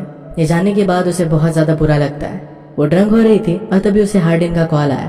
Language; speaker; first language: Hindi; native; Hindi